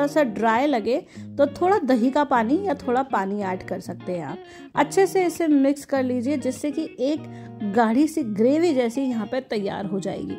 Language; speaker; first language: Hindi; native; Hindi